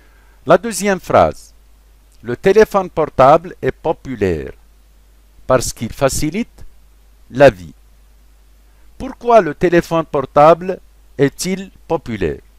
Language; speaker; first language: French; non-native, local second language; Arabic